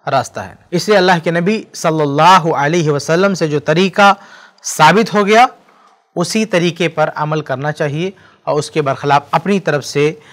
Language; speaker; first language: Hindi; native; Hindi